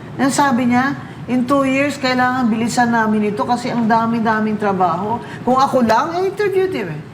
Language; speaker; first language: Filipino; non-native, local second language; Cebuano